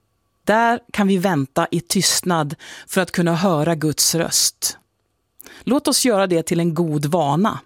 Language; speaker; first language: Swedish; native; Swedish